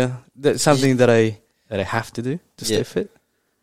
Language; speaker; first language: English; non-native, fluent; Japanese